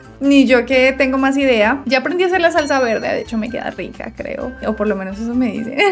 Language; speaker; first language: Spanish; native; Spanish